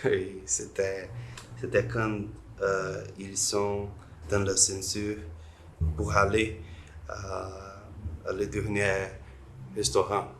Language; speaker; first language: French; non-native, learner; Portuguese